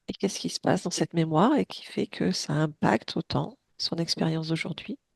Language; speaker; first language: French; native; French